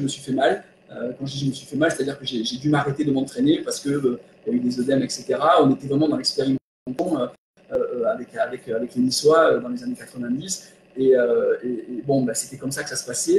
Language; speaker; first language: French; native; French